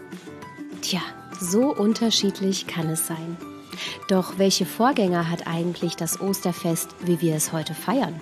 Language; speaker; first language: German; native; German